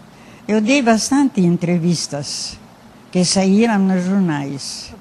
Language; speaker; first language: Portuguese; non-native, learner; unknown